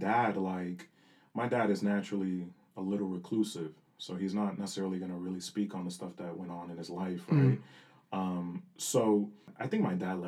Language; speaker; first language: English; early bilingual, other home language; Spanish